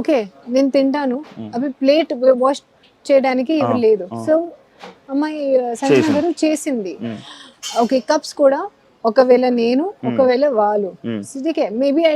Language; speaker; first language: Telugu; non-native, learner; Hindi